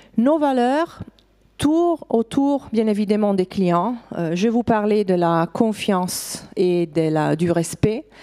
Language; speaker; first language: French; non-native, fluent; Italian